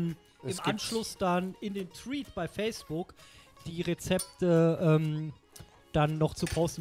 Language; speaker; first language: German; native; German